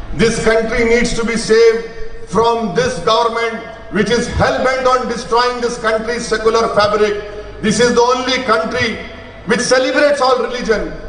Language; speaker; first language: English; non-native, local second language; Urdu